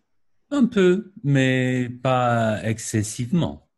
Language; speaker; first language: French; non-native, learner; English